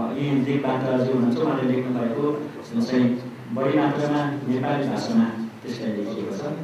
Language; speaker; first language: Nepali; non-native, local second language; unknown